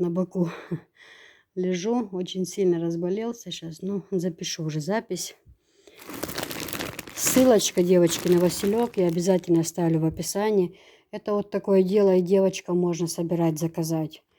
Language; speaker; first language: Russian; native; Russian